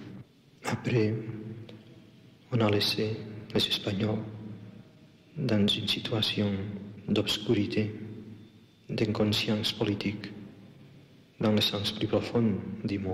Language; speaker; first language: French; non-native, fluent; Catalan